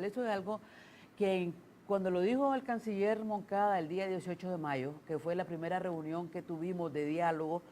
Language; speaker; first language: Spanish; native; Spanish